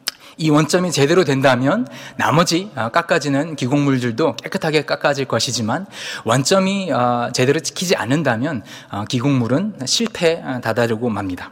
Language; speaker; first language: Korean; native; Korean